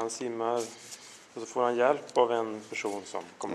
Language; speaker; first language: Swedish; native; Swedish